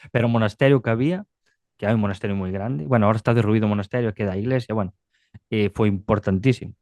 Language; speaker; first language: Galician; native; Galician